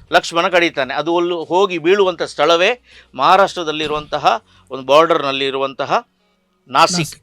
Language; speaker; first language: Kannada; native; Kannada